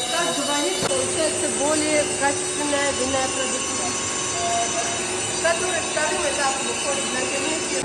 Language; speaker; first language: Russian; non-native, fluent; Armenian